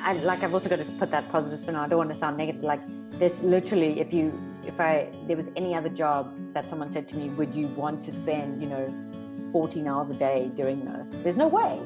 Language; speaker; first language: English; native; English